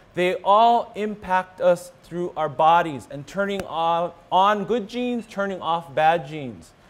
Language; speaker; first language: English; native; English